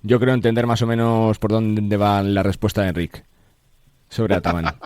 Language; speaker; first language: Spanish; native; Spanish